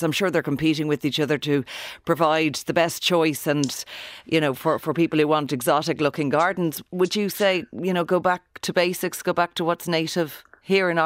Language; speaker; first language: English; native; English